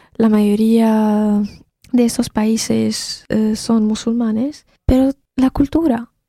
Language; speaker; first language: Spanish; non-native, fluent; Arabic